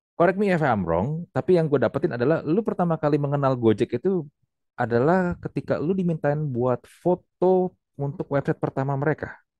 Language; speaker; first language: Indonesian; native; Indonesian